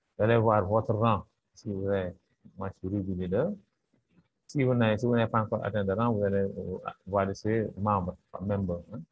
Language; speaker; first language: French; non-native, local second language; Wolof